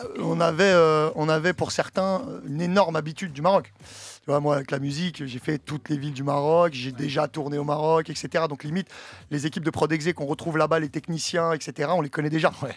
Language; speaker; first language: French; early bilingual, other home language; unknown